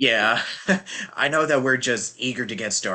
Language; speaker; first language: English; native; English